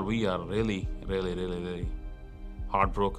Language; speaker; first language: English; non-native, local second language; Punjabi